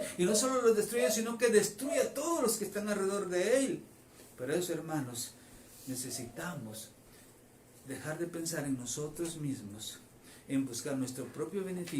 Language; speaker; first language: Spanish; native; Spanish